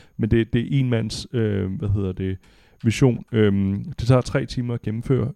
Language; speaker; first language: Danish; native; Danish